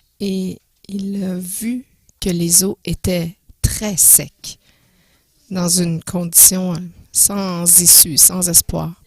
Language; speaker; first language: French; non-native, fluent; English